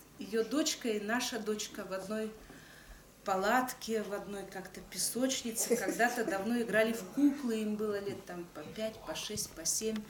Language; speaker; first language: Russian; native; Russian